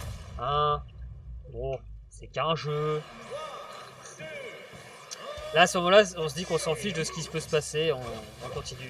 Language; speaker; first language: French; native; French